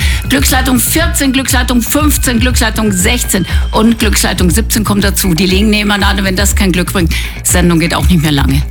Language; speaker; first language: German; native; German